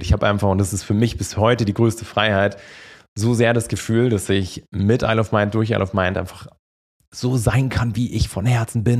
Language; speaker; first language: German; native; German